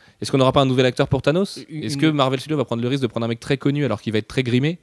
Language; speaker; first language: French; native; French